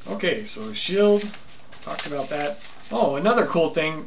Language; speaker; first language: English; native; English